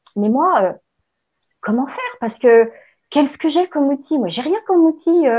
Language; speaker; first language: French; native; French